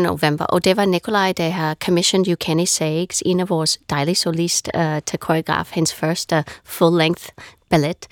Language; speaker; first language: Danish; non-native, fluent; English